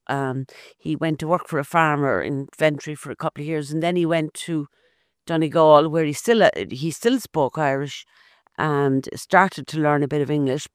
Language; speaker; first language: English; native; English